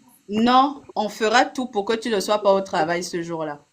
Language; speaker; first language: French; native; French